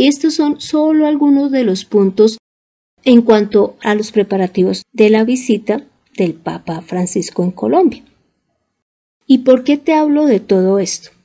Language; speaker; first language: Spanish; native; Spanish